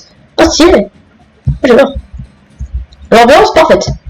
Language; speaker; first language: French; native; French